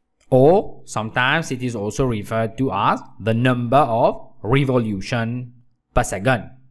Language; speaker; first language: English; non-native, local second language; Morisyen